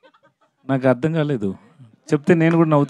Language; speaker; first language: Telugu; non-native, learner; Tamil